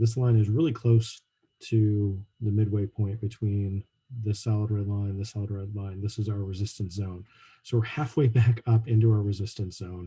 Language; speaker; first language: English; native; English